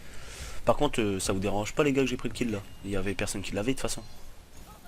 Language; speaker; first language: French; native; French